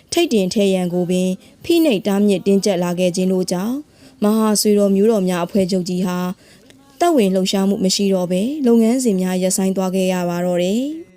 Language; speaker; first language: Burmese; native; Burmese